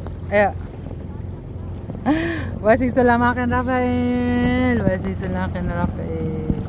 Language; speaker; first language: German; non-native, learner; Filipino